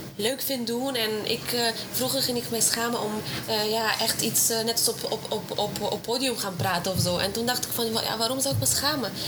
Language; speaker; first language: Dutch; non-native, fluent; Russian